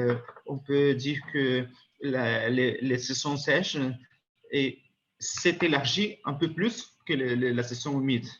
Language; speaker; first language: French; non-native, learner; Spanish